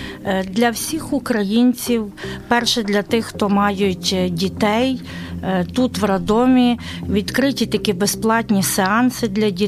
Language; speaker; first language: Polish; non-native, learner; Ukrainian